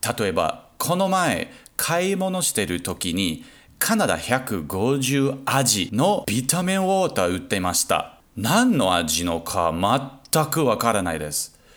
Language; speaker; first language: Japanese; non-native, learner; English